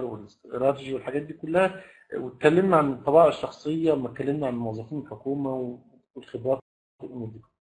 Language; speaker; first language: Arabic; native; Arabic